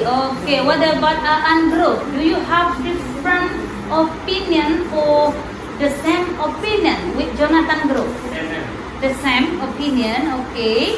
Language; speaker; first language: English; non-native, learner; Indonesian